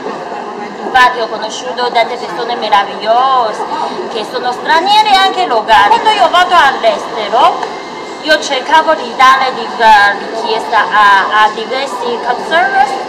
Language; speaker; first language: Italian; non-native, fluent; Chinese